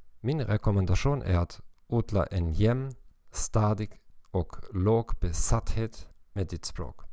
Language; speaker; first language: Swedish; non-native, learner; German